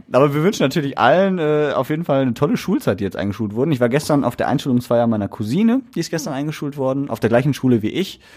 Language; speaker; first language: German; native; German